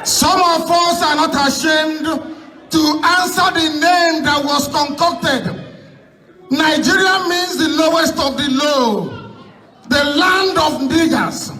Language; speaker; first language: English; non-native, local second language; Igbo